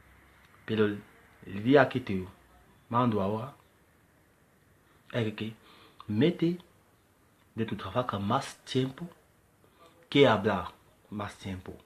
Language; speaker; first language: Spanish; non-native, learner; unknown